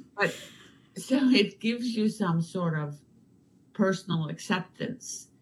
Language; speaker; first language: English; non-native, fluent; Danish